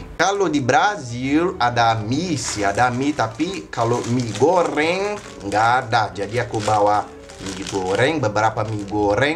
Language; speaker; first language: Indonesian; non-native, fluent; Portuguese